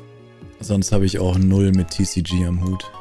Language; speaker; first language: German; native; German